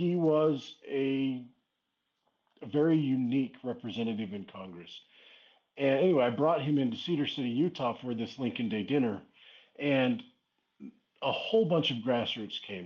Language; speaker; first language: English; native; English